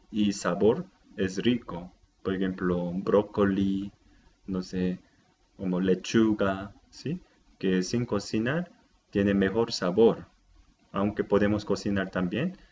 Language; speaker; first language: Spanish; non-native, fluent; Japanese